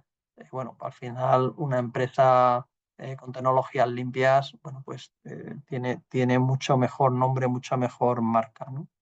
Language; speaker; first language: Spanish; native; Spanish